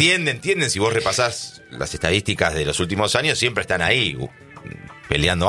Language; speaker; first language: Spanish; native; Spanish